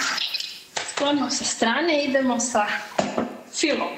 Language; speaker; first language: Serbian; early bilingual, heritage; Serbian